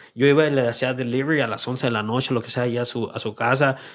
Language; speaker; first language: Spanish; early bilingual, other home language; English